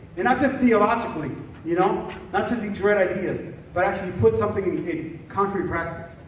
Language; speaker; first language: English; early bilingual, other home language; Spanish